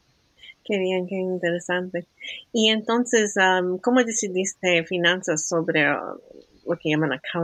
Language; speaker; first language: Spanish; early bilingual, heritage; Spanish